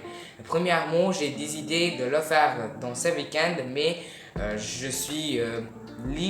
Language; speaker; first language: French; non-native, learner; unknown